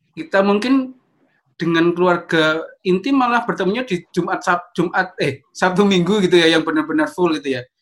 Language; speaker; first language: Indonesian; native; Indonesian